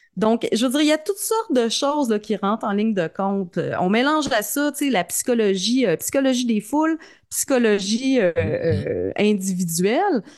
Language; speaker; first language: French; native; French